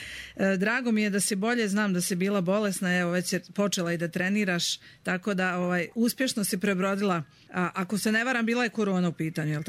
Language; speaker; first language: Croatian; native; Croatian